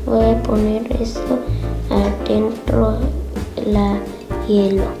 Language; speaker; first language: Spanish; early bilingual, heritage; Spanish